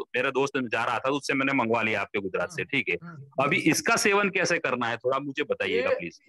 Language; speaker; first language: Hindi; non-native, local second language; Gujarati